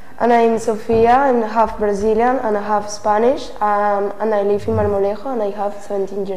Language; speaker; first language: English; non-native, learner; Spanish